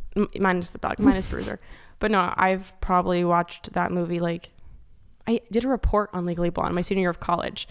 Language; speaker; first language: English; early bilingual, other home language; Italian